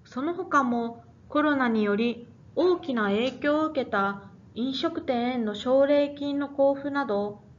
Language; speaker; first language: Japanese; native; Japanese